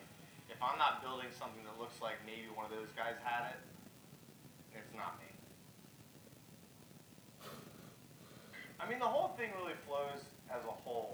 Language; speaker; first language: English; native; English